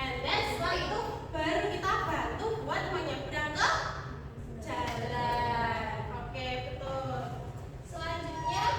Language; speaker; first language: Indonesian; native; Indonesian